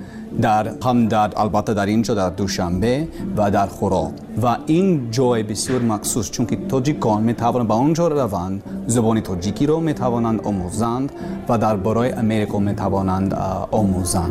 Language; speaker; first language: Persian; non-native, learner; English